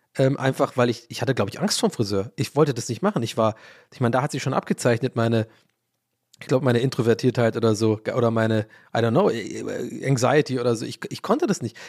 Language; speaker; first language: German; early bilingual, other home language; English